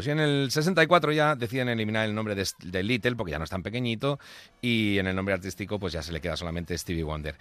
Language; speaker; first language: Spanish; native; Spanish